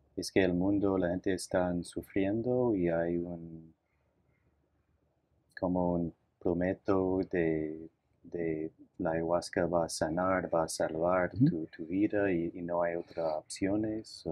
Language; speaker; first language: Spanish; non-native, fluent; English